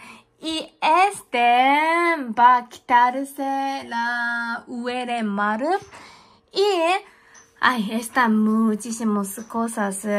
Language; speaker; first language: Spanish; non-native, learner; Japanese